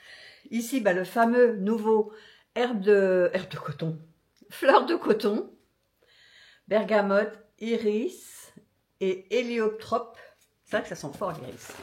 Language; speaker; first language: French; native; French